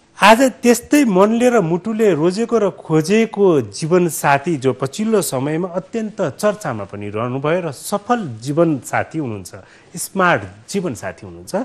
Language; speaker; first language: Nepali; native; Nepali